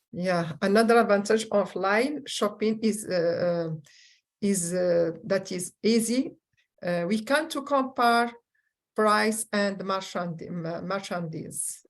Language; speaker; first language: English; non-native, learner; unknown